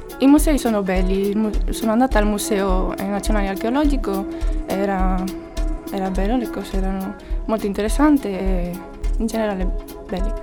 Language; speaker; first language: Italian; non-native, learner; Spanish